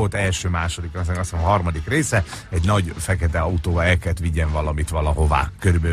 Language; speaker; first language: Hungarian; native; Hungarian